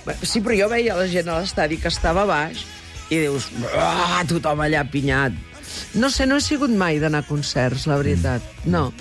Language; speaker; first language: Catalan; early bilingual, heritage; Catalan